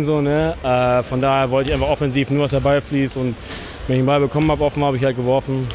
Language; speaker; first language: German; native; German